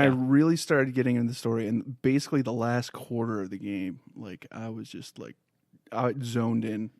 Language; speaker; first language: English; native; English